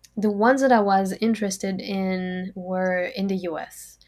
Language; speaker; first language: English; non-native, fluent; French